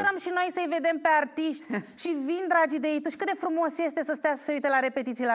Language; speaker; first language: Romanian; native; Romanian